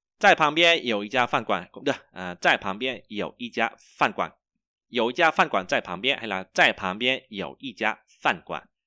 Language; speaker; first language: Chinese; non-native, fluent; Vietnamese